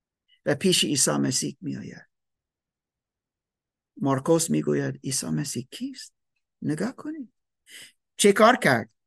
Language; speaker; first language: Persian; non-native, learner; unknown